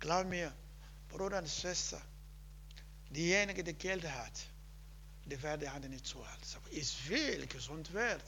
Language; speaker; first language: German; non-native, learner; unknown